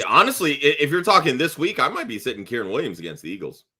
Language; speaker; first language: English; native; English